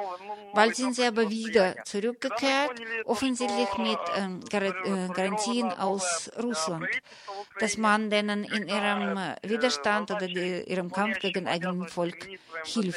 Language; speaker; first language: German; non-native, fluent; Russian